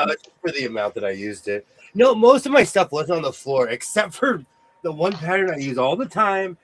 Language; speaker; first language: English; native; English